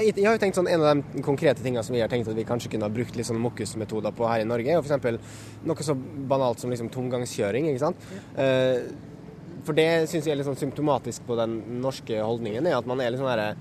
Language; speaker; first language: Norwegian; native; Norwegian